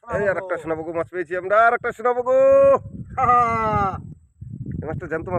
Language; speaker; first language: Bangla; native; Bangla